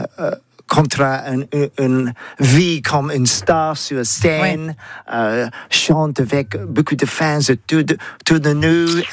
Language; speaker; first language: French; non-native, learner; English